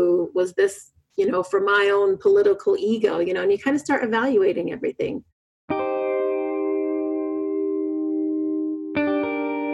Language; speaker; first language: English; native; English